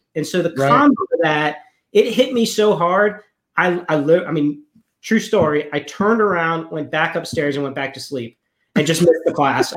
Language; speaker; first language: English; native; English